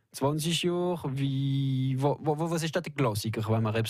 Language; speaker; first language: German; native; German